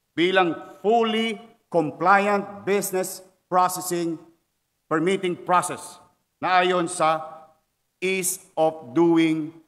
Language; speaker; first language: Filipino; native; Filipino